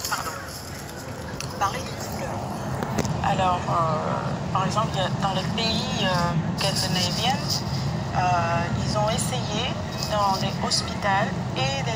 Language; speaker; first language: French; non-native, fluent; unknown